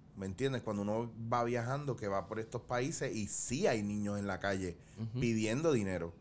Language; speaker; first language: Spanish; native; Spanish